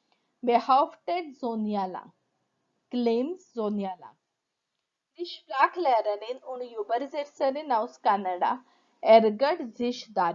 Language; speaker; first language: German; non-native, fluent; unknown